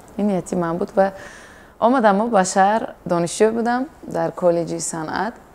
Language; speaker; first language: Tajik; non-native, local second language; Uzbek